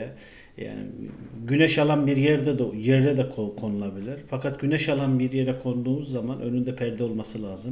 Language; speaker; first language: Turkish; native; Turkish